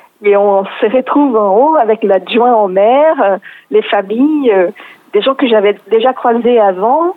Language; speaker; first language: French; non-native, fluent; Portuguese